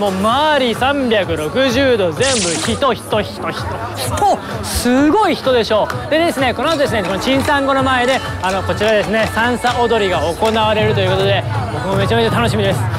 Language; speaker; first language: Japanese; native; Japanese